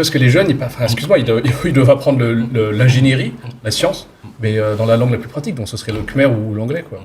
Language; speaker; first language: French; native; French